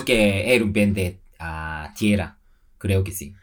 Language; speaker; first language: Spanish; non-native, learner; Japanese